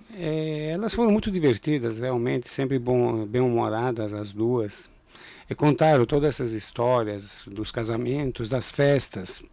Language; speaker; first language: Portuguese; non-native, fluent; Italian